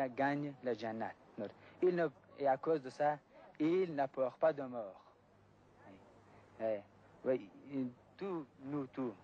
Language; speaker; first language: French; non-native, learner; Persian